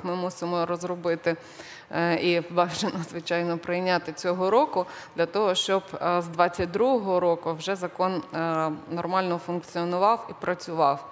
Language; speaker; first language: Ukrainian; native; Ukrainian